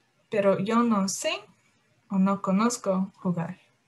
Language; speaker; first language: Spanish; non-native, fluent; English